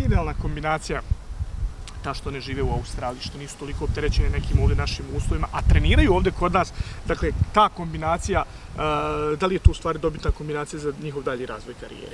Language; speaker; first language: Serbian; native; Serbian